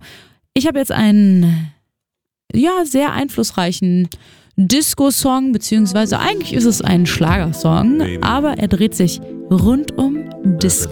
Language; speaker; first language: German; native; German